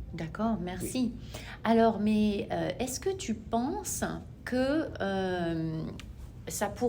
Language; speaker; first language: French; non-native, fluent; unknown